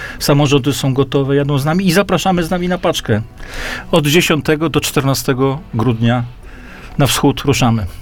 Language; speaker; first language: Polish; native; Polish